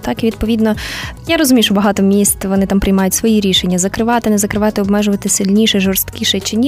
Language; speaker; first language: Ukrainian; native; Ukrainian